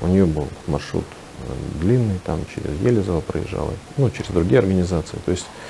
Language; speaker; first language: Russian; native; Russian